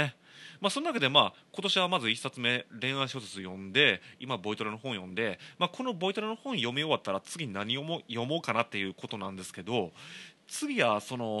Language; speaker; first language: Japanese; native; Japanese